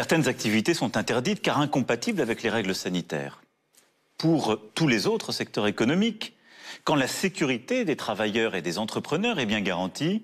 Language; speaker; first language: French; native; French